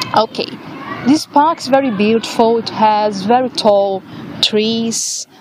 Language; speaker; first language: English; non-native, fluent; Portuguese